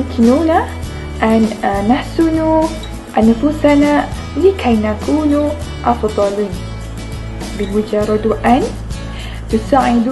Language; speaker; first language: Arabic; non-native, learner; Malay